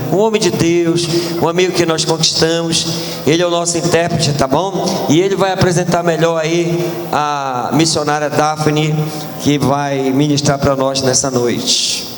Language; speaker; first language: Portuguese; native; Portuguese